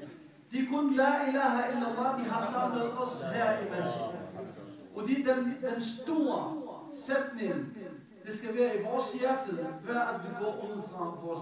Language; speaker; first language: Danish; non-native, fluent; Arabic